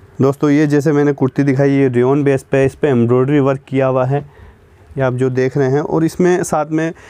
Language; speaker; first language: Hindi; native; Hindi